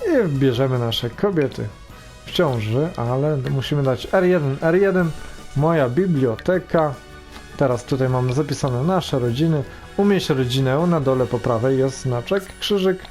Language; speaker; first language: Polish; native; Polish